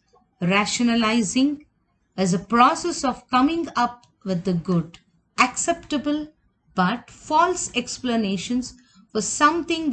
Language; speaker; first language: English; non-native, local second language; Kannada